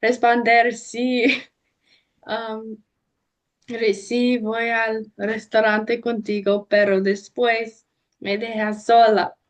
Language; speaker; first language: Spanish; non-native, learner; English